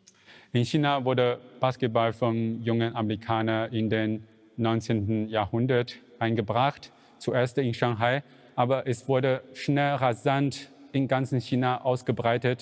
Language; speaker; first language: German; non-native, fluent; Chinese